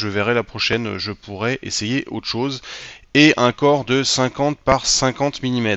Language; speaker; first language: French; native; French